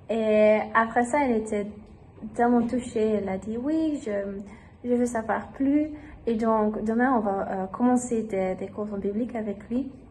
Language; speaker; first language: French; non-native, learner; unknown